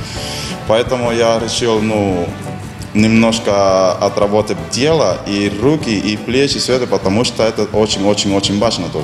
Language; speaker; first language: Russian; non-native, fluent; Spanish